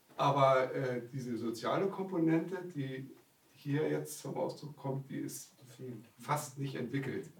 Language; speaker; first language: German; native; German